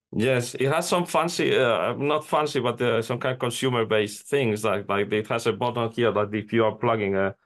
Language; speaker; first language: English; non-native, fluent; Spanish